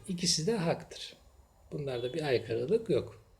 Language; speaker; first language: Turkish; native; Turkish